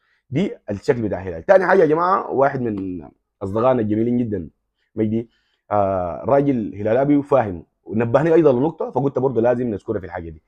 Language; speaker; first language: Arabic; native; Arabic